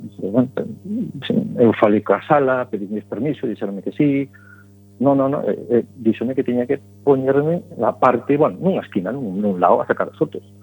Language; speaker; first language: Galician; non-native, local second language; Spanish